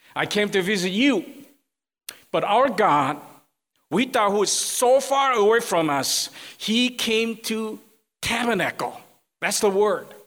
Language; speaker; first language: English; non-native, fluent; Korean